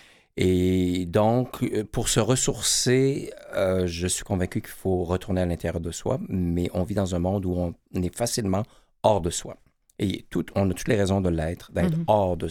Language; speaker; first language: French; native; French